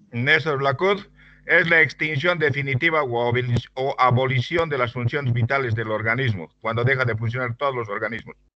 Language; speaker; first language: Spanish; native; Spanish